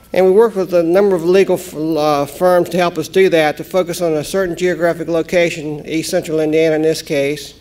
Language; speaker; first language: English; native; English